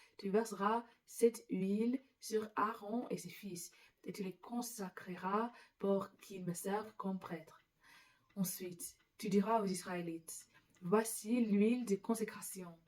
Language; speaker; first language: French; non-native, learner; English